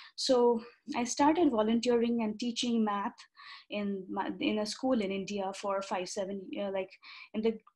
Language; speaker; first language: English; non-native, local second language; Bangla